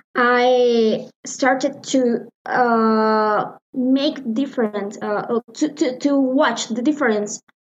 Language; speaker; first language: English; non-native, learner; Spanish